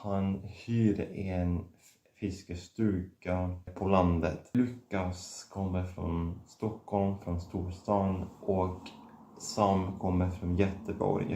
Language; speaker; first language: Swedish; non-native, fluent; Catalan